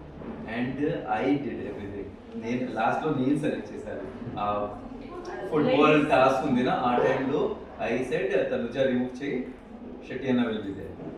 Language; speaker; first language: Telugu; non-native, learner; Hindi